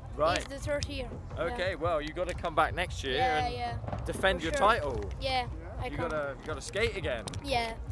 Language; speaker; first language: English; non-native, fluent; Italian